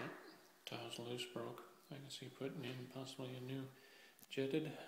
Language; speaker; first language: English; native; English